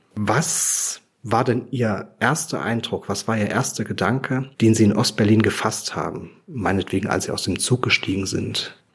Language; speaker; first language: German; native; German